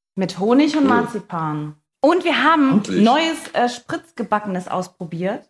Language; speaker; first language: German; native; German